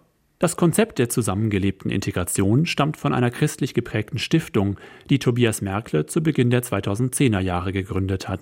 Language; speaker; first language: German; native; German